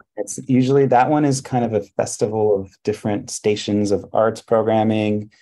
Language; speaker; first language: English; early bilingual, other home language; Hebrew